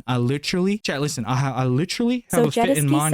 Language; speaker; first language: English; native; English